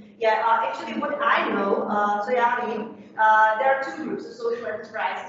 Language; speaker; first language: English; non-native, fluent; Czech